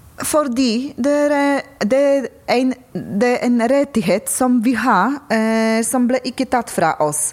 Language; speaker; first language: Norwegian; non-native, fluent; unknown